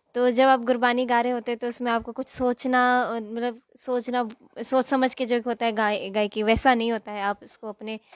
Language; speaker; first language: Hindi; non-native, local second language; Maithili